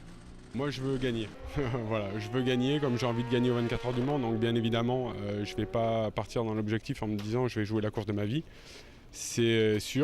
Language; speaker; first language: French; native; French